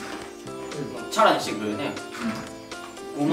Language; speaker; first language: Japanese; native; Japanese